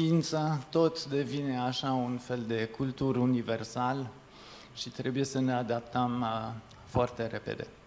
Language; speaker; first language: Romanian; non-native, fluent; French